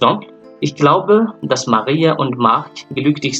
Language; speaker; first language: German; non-native, fluent; French